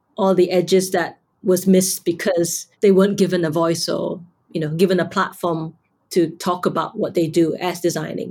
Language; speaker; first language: English; non-native, local second language; Cantonese